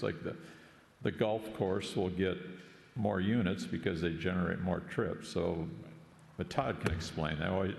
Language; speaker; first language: English; native; English